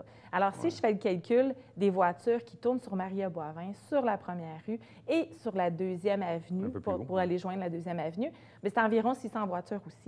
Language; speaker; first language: French; native; French